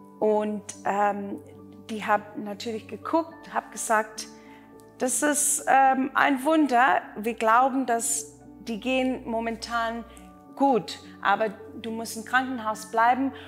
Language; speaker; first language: German; non-native, learner; Afrikaans